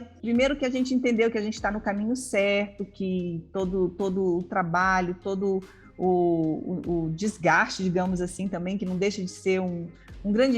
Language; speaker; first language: Portuguese; native; Portuguese